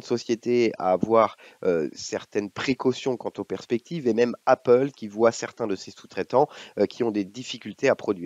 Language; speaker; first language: French; native; French